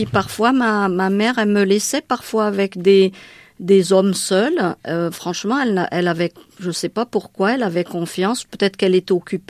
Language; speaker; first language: French; non-native, local second language; Malagasy